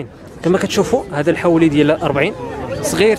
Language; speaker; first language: Arabic; native; Arabic